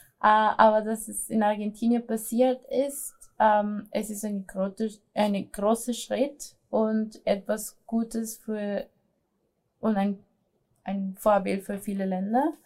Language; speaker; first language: German; non-native, fluent; Spanish